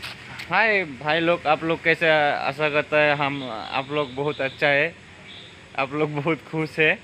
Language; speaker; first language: Hindi; non-native, learner; Bangla